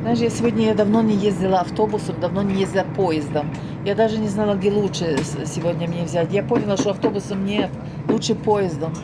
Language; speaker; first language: Russian; non-native, local second language; Ukrainian